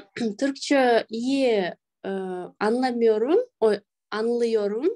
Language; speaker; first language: Turkish; non-native, learner; Kyrgyz